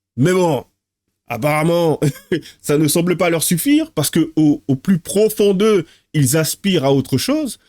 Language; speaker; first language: French; native; French